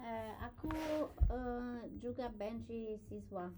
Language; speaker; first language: Indonesian; non-native, learner; English